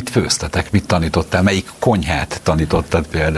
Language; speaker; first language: Hungarian; native; Hungarian